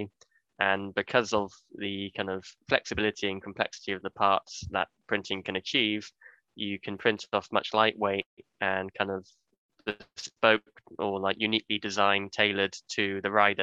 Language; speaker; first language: English; native; English